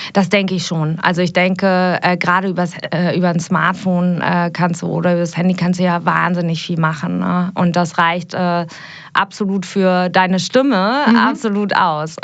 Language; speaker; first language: German; early bilingual, other home language; Persian